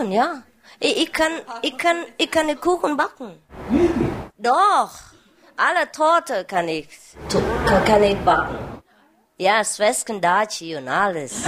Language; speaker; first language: German; non-native, learner; Vietnamese